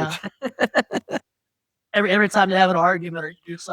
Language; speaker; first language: English; native; English